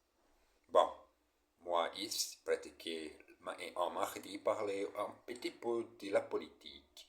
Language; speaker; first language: French; non-native, learner; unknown